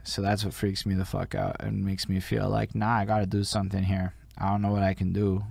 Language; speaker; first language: English; native; English